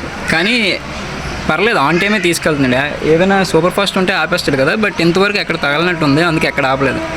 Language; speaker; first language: Telugu; native; Telugu